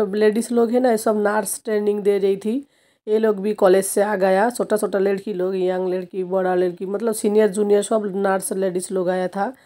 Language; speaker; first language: Hindi; non-native, local second language; Bangla